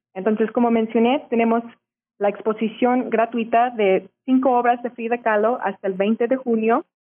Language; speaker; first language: Spanish; early bilingual, heritage; Spanish